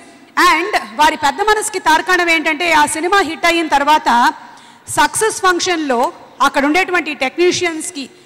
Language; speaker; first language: Telugu; native; Telugu